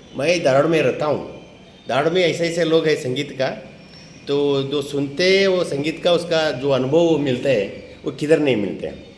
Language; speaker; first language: Hindi; non-native, local second language; Kannada